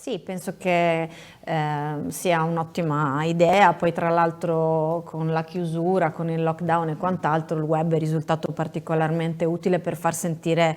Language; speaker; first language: Italian; native; Italian